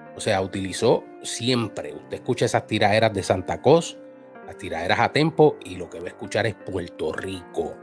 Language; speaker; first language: Spanish; native; Spanish